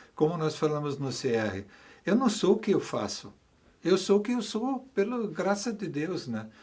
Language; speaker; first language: Portuguese; non-native, fluent; German